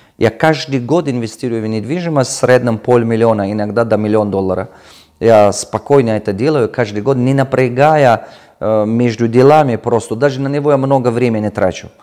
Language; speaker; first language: Russian; non-native, local second language; Tajik